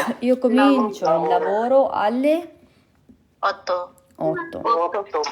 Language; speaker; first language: Italian; non-native, fluent; Urdu